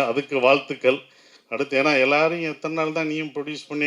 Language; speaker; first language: Tamil; native; Tamil